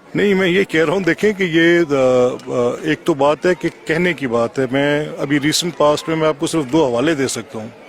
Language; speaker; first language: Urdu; non-native, local second language; Punjabi